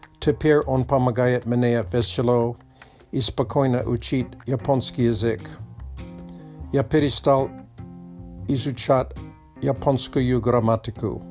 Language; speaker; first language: Russian; non-native, learner; Polish